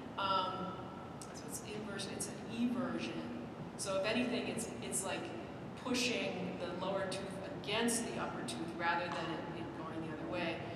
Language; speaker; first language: English; native; English